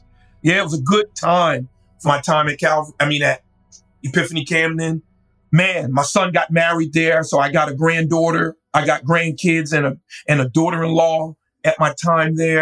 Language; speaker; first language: English; native; English